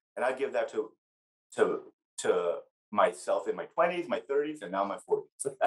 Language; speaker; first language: English; native; English